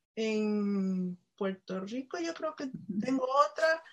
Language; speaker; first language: Spanish; early bilingual, heritage; Spanish